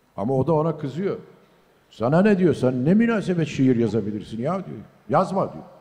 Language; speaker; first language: Turkish; native; Turkish